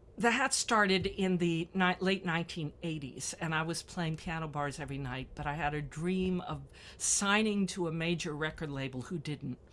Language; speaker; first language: English; native; English